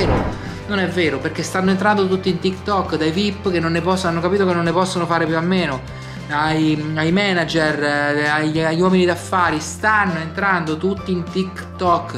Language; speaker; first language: Italian; native; Italian